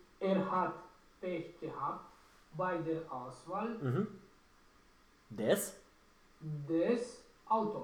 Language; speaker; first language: German; non-native, learner; Romanian